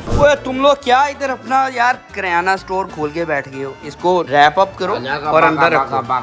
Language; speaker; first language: Urdu; native; Urdu